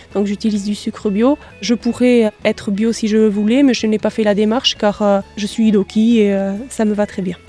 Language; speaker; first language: French; native; French